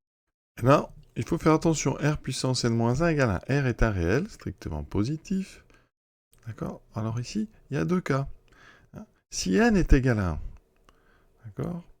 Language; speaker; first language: French; native; French